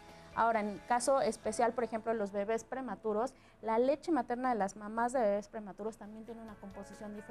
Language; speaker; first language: Spanish; native; Spanish